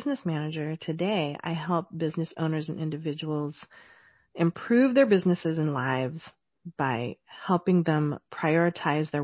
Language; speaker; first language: English; native; English